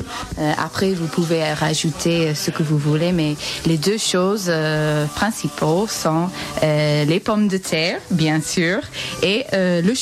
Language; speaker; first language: French; non-native, fluent; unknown